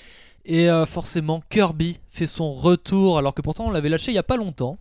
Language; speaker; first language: French; native; French